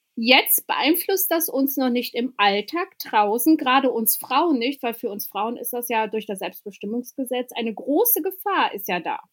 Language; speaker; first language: German; early bilingual, other home language; Albanian